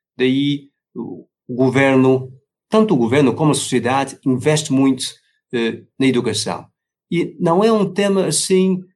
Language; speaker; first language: Portuguese; non-native, fluent; Chinese